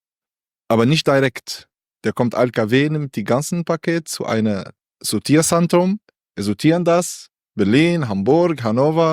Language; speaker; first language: German; non-native, learner; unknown